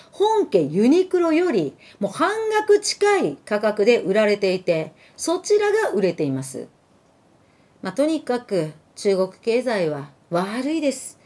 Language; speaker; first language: Japanese; early bilingual, other home language; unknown